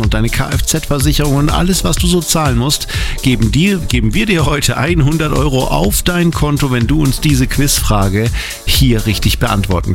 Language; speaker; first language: German; native; German